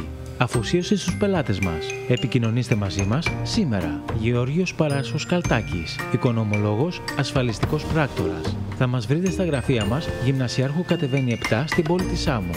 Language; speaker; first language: Greek; native; Greek